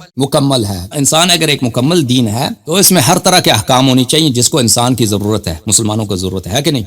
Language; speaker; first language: Urdu; non-native, fluent; Persian